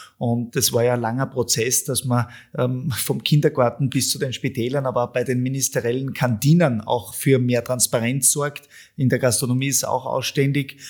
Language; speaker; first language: German; native; German